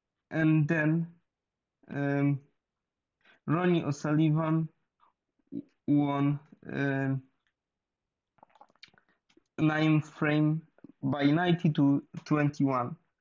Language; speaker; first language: English; non-native, learner; Polish